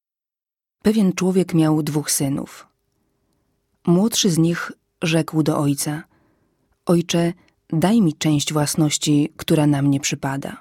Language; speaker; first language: Polish; native; Polish